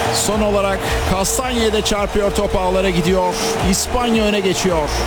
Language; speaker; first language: Turkish; native; Turkish